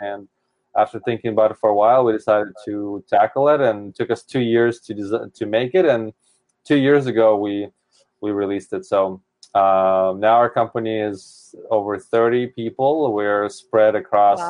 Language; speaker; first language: English; native; English